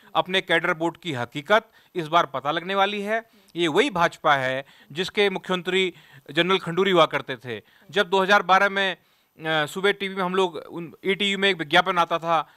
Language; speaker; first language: Hindi; native; Hindi